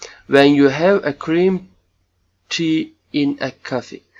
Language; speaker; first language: English; non-native, fluent; Turkish